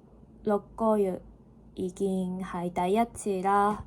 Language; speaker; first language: Cantonese; non-native, learner; Japanese